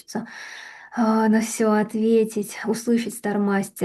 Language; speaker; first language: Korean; non-native, fluent; Russian